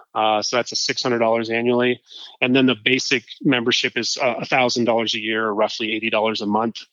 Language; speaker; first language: English; native; English